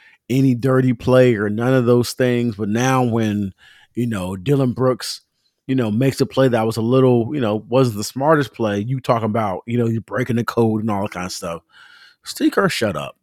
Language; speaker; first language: English; native; English